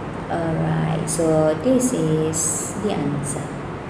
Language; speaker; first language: English; non-native, local second language; Malay